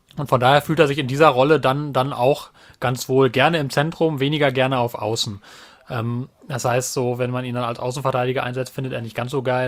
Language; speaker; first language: German; native; German